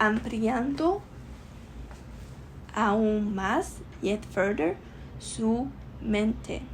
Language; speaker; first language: Spanish; non-native, learner; Chinese